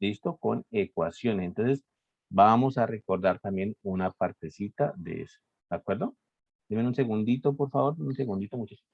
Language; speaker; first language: Spanish; native; Spanish